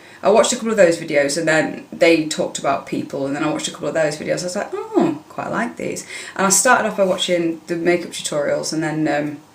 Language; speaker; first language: English; native; English